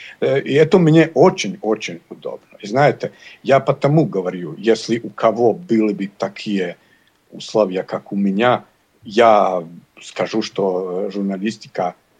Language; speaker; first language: Russian; non-native, learner; Bosnian